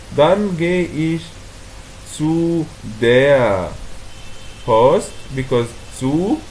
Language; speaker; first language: German; non-native, fluent; Arabic